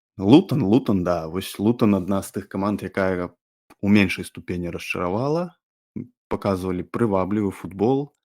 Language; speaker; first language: Belarusian; non-native, local second language; Russian